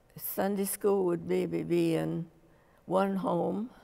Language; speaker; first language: English; native; English